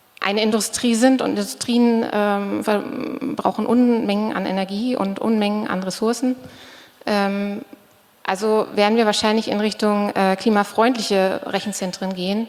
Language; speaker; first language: German; native; German